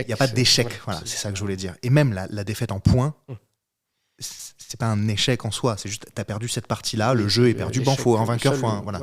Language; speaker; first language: French; native; French